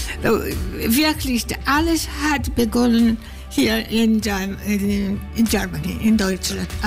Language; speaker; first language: German; non-native, learner; Greek